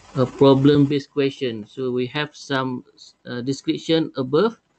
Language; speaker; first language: English; non-native, local second language; Malay